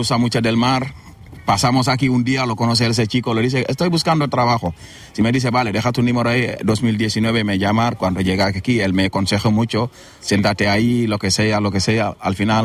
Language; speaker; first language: Spanish; non-native, learner; Wolof